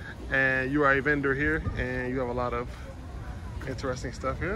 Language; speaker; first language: English; native; English